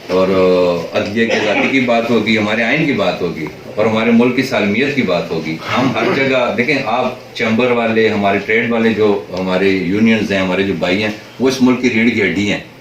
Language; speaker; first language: Urdu; non-native, local second language; Northern Hindko